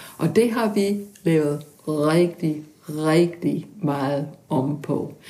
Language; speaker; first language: Danish; non-native, fluent; English